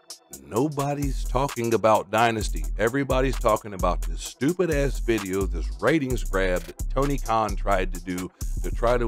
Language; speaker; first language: English; native; English